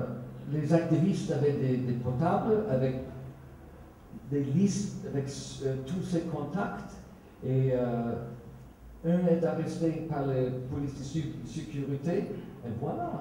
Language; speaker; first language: French; non-native, fluent; Swedish